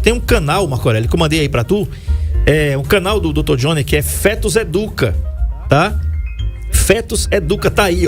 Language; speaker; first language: Portuguese; native; Portuguese